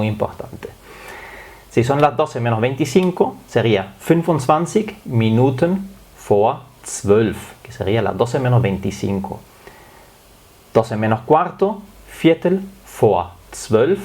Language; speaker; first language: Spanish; non-native, fluent; German